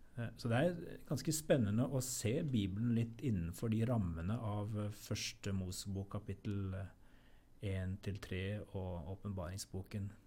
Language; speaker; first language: Norwegian; native; Norwegian